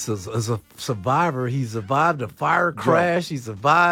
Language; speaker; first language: English; native; English